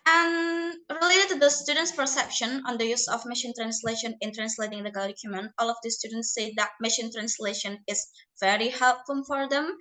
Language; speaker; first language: English; non-native, learner; Indonesian